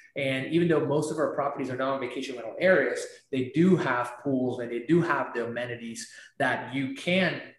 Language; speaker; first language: English; non-native, fluent; Spanish